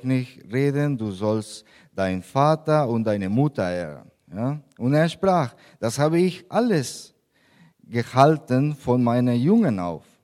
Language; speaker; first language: German; non-native, fluent; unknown